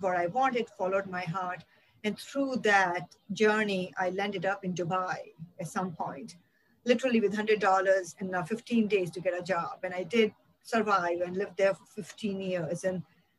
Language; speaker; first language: English; non-native, local second language; Hindi